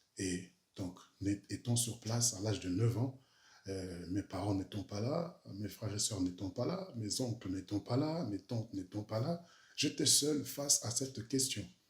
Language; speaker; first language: French; early bilingual, other home language; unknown